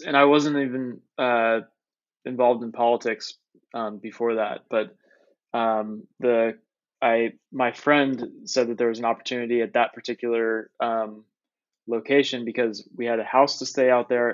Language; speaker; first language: English; native; English